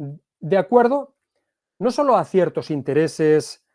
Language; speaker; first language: Spanish; native; Spanish